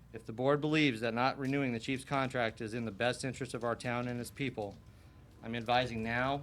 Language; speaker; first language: English; native; English